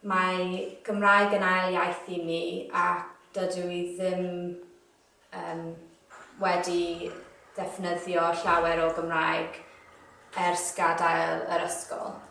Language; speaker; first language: Welsh; non-native, local second language; English